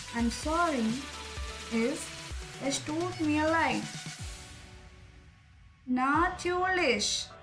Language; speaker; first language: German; non-native, learner; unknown